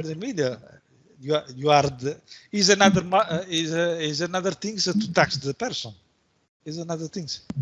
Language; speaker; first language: English; non-native, learner; Italian